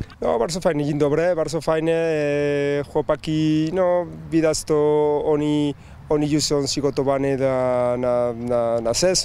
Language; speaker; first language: Polish; non-native, learner; Spanish